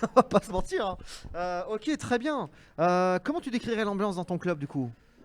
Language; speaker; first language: French; native; French